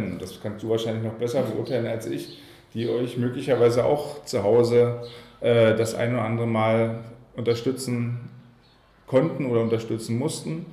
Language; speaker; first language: German; native; German